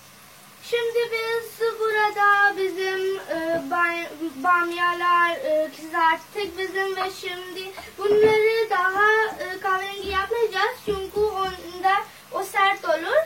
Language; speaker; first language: Turkish; non-native, learner; Urdu